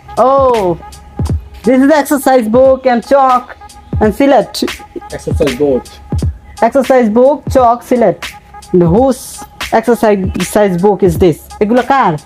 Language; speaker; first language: English; non-native, learner; Bangla